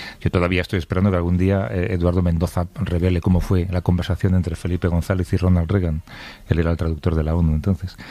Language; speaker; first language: Spanish; native; Spanish